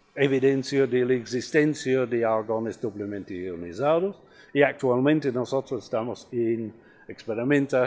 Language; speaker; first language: Spanish; non-native, fluent; English